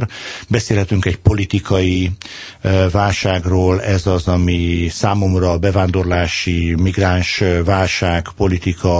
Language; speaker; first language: Hungarian; native; Hungarian